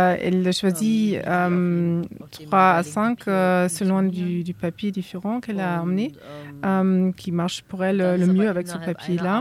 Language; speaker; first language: French; non-native, fluent; German